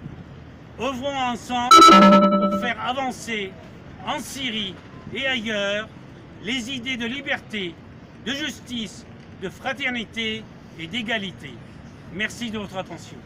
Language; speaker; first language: French; non-native, fluent; Arabic